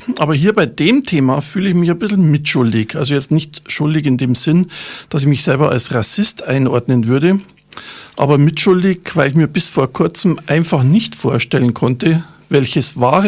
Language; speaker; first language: German; native; German